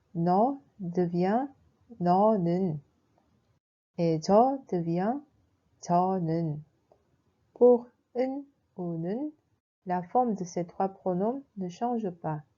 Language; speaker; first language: French; non-native, fluent; Korean